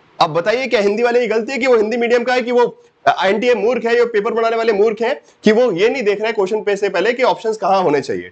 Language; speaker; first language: Hindi; native; Hindi